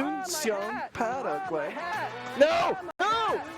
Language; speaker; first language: Spanish; non-native, learner; English